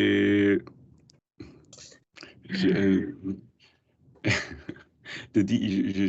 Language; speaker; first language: French; non-native, learner; English